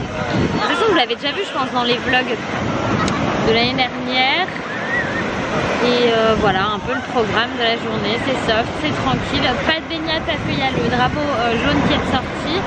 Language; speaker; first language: French; native; French